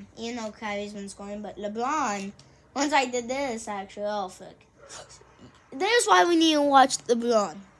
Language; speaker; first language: English; native; English